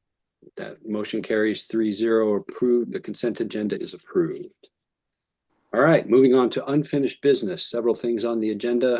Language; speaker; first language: English; native; English